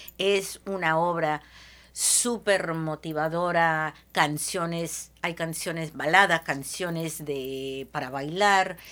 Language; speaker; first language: Spanish; early bilingual, heritage; Spanish